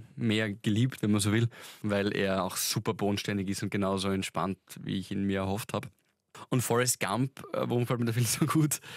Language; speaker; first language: German; native; German